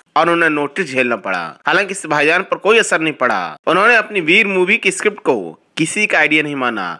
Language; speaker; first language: Hindi; native; Hindi